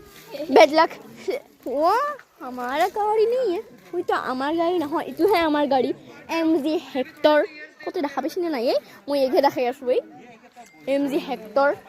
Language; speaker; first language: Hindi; non-native, local second language; Assamese